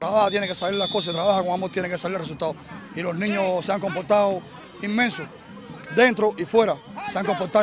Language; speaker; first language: Spanish; native; Spanish